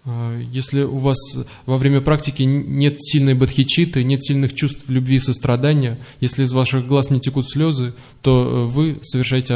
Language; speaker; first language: Russian; native; Russian